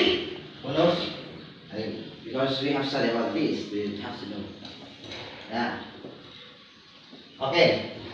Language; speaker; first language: English; non-native, learner; Indonesian